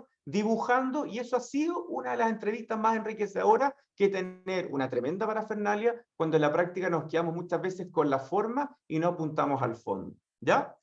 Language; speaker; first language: Spanish; native; Spanish